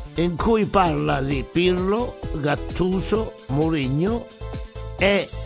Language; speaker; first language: Italian; native; Italian